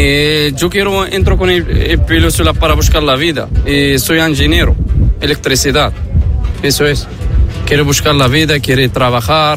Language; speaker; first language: Spanish; non-native, learner; Arabic